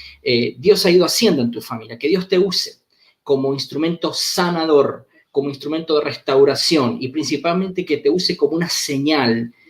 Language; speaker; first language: Spanish; native; Spanish